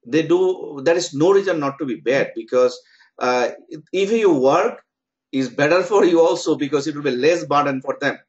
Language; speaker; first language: English; non-native, local second language; Bangla